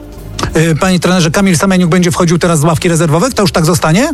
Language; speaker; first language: Polish; native; Polish